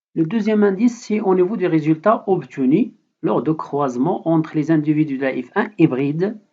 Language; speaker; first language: French; non-native, local second language; Arabic